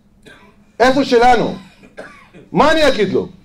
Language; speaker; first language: Hebrew; non-native, fluent; Arabic